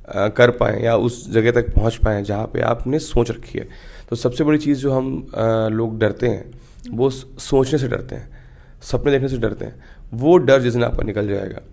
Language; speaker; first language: Hindi; native; Hindi